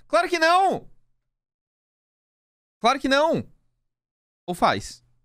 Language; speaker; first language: Portuguese; native; Portuguese